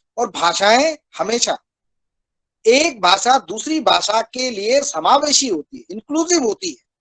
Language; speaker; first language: Hindi; native; Hindi